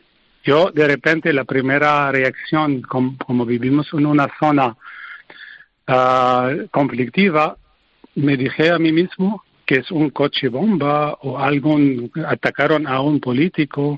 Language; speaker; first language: Spanish; non-native, fluent; Arabic